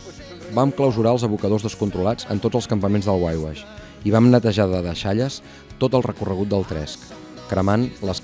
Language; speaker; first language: Catalan; native; Catalan